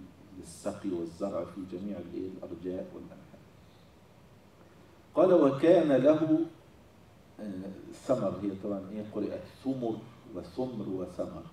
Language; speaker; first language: Arabic; native; Arabic